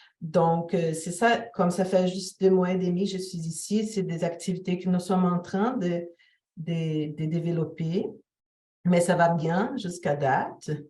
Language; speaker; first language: French; non-native, fluent; Portuguese